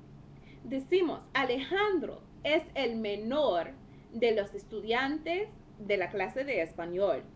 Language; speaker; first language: Spanish; non-native, fluent; English